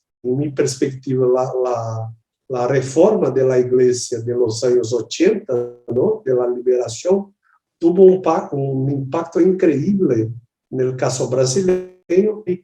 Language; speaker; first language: Spanish; non-native, learner; Portuguese